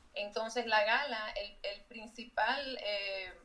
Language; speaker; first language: Spanish; native; Spanish